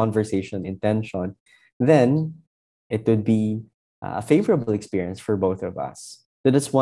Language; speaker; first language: English; non-native, local second language; Filipino